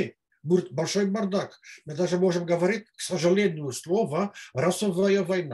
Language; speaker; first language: Russian; non-native, fluent; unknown